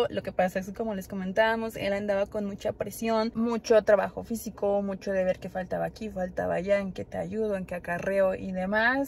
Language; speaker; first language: Spanish; native; Spanish